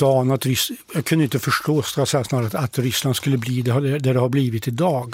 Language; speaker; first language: Swedish; native; Swedish